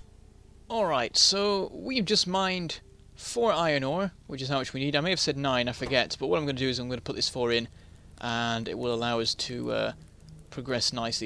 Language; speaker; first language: English; native; English